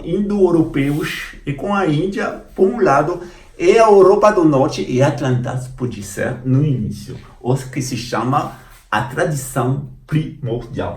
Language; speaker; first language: Portuguese; non-native, fluent; French